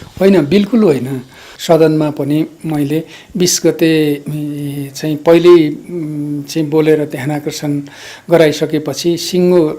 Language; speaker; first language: Nepali; native; Nepali